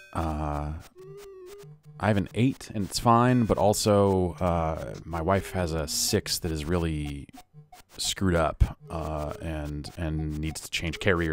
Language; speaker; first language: English; native; English